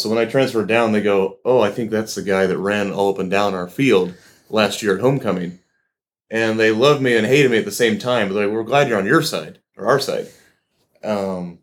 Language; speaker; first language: English; native; English